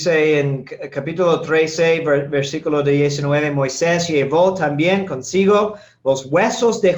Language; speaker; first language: Spanish; non-native, fluent; English